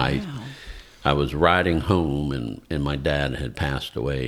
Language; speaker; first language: English; native; English